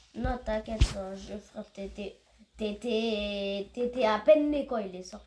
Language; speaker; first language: French; native; French